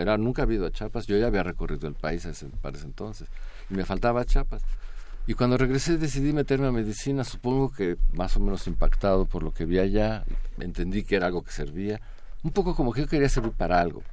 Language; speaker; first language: Spanish; native; Spanish